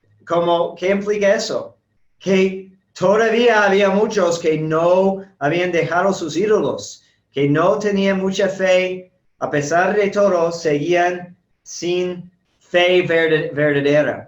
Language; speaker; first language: Spanish; non-native, fluent; English